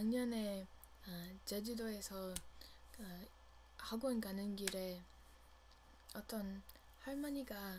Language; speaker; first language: Korean; non-native, learner; English